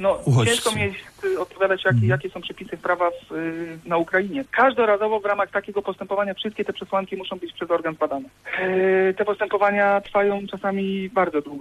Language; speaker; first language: Polish; native; Polish